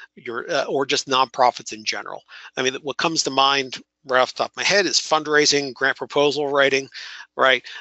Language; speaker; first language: English; native; English